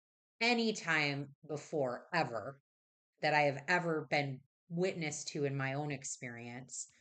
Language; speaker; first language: English; native; English